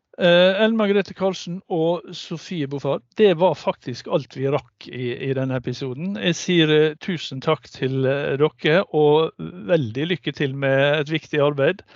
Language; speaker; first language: Norwegian; native; Norwegian